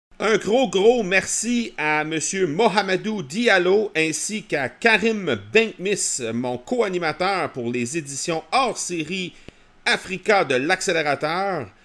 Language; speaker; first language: French; native; French